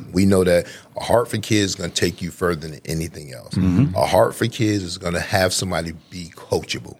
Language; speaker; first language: English; native; English